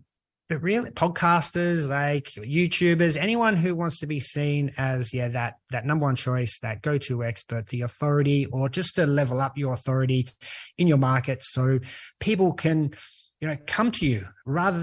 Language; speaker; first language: English; native; English